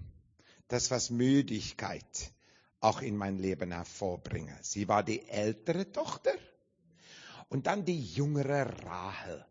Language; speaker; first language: German; non-native, learner; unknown